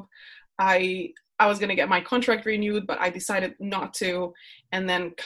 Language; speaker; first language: English; non-native, fluent; Spanish